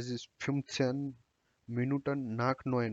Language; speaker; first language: German; non-native, learner; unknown